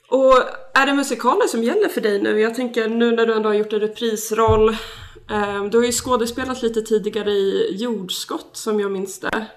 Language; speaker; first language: Swedish; native; Swedish